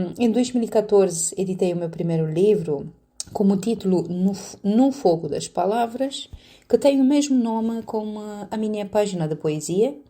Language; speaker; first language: Portuguese; non-native, fluent; Romanian